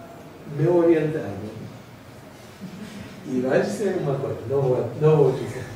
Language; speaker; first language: Portuguese; non-native, fluent; English